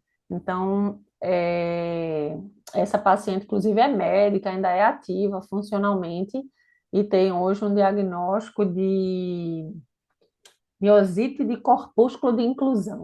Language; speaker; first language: Portuguese; native; Portuguese